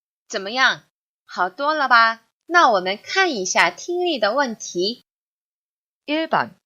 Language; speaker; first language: Chinese; non-native, fluent; Korean